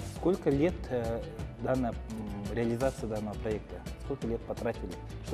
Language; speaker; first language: Russian; non-native, local second language; Kyrgyz